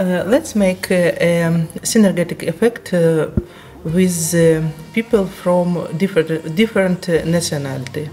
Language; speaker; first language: English; non-native, learner; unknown